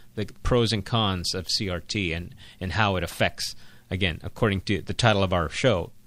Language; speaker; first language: English; non-native, local second language; Filipino